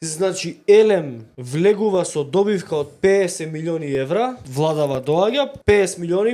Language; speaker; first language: Macedonian; native; Macedonian